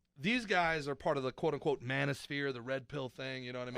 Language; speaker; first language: English; native; English